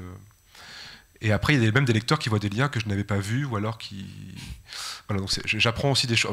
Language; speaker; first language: French; native; French